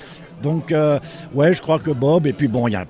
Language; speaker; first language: French; native; French